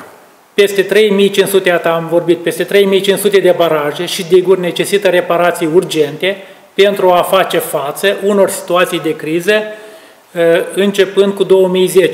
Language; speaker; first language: Romanian; native; Romanian